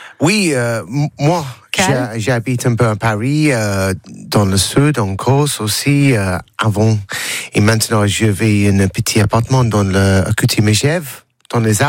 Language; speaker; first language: French; non-native, learner; English